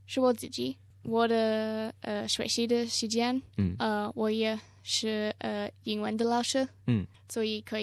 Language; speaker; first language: Chinese; non-native, learner; English